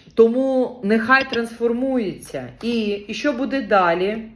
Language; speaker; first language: Ukrainian; native; Ukrainian